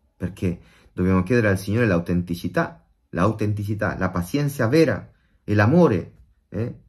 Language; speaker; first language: Italian; non-native, fluent; Spanish